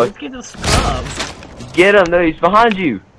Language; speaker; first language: English; native; English